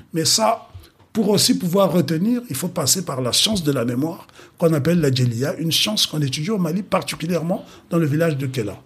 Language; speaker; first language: French; non-native, local second language; Kongo